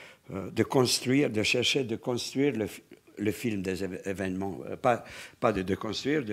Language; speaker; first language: French; non-native, fluent; Romanian